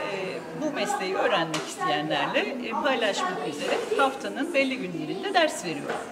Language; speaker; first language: Turkish; native; Turkish